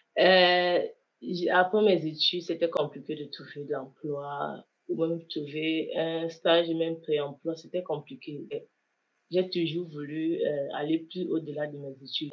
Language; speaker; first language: French; non-native, local second language; Kinyarwanda